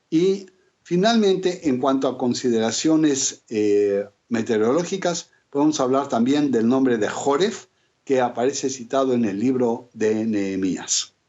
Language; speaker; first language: Spanish; native; Spanish